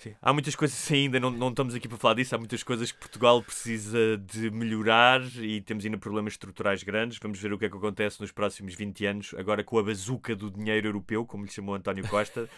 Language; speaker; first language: Portuguese; native; Portuguese